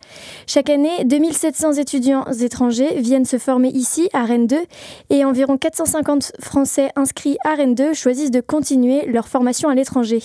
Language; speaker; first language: French; native; French